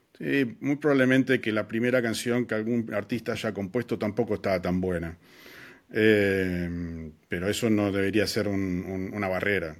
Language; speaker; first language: Spanish; native; Spanish